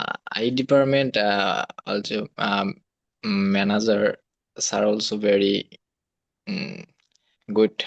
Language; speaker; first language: English; non-native, learner; Bangla